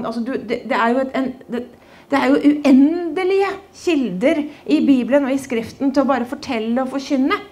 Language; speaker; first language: Norwegian; native; Norwegian